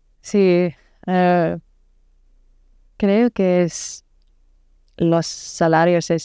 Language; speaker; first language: Spanish; non-native, learner; English